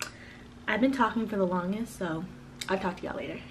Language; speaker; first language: English; native; English